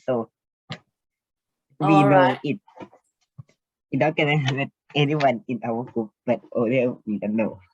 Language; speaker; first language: English; non-native, learner; Thai